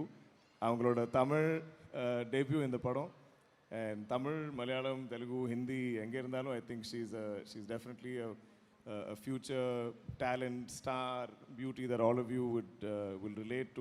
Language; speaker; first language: Tamil; non-native, local second language; Malayalam